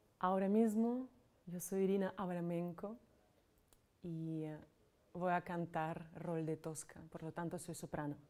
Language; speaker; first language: Spanish; non-native, fluent; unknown